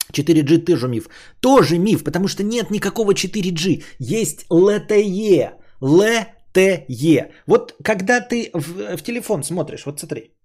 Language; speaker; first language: Russian; native; Russian